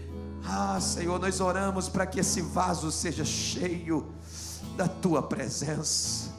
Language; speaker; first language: Portuguese; native; Portuguese